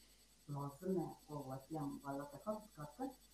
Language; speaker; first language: Kurdish; native; Kurdish